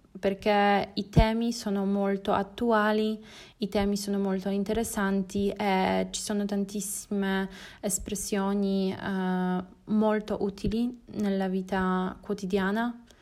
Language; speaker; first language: Italian; non-native, learner; Polish